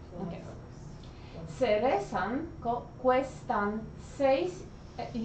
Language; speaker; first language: Spanish; non-native, learner; English